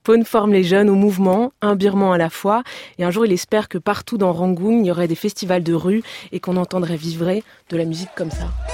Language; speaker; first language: French; native; French